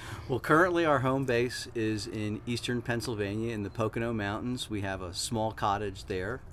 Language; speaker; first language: English; native; English